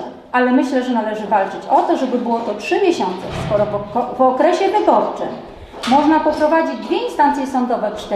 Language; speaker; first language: Polish; native; Polish